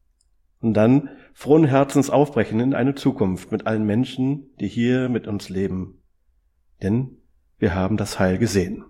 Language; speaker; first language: German; native; German